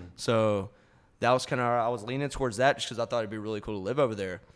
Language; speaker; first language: English; native; English